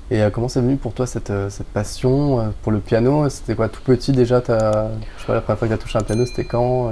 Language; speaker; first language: French; native; French